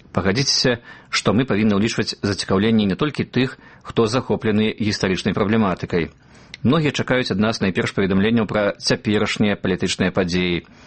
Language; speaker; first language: Belarusian; native; Belarusian